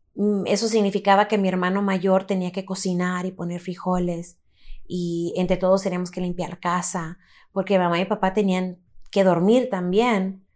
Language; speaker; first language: Spanish; early bilingual, heritage; Spanish